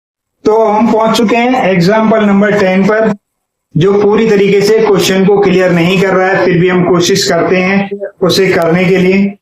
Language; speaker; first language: Hindi; native; Hindi